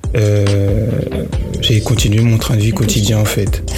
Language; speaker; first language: French; native; French